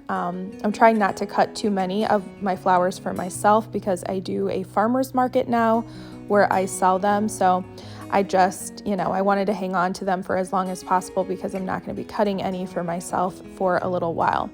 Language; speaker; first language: English; native; English